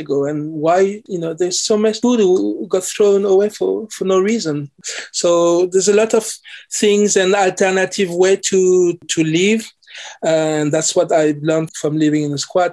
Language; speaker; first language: English; non-native, fluent; French